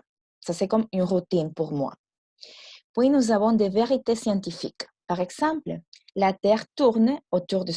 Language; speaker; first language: French; non-native, fluent; Spanish